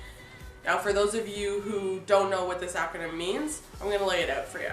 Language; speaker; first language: English; native; English